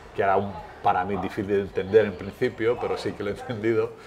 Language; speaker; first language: Spanish; non-native, fluent; Greek